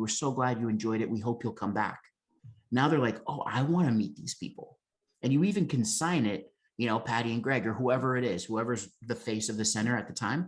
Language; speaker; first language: English; native; English